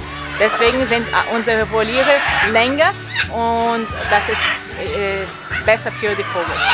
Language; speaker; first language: German; non-native, learner; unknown